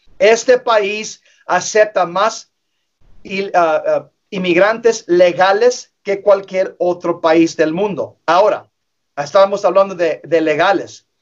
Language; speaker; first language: Spanish; early bilingual, heritage; English